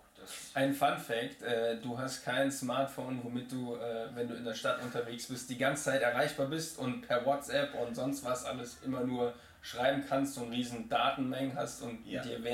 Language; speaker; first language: German; native; German